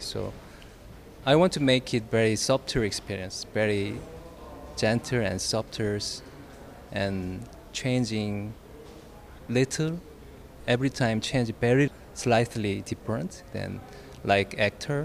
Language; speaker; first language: English; non-native, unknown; Korean